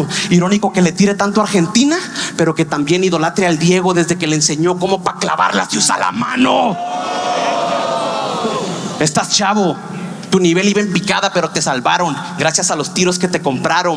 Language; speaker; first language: Spanish; native; Spanish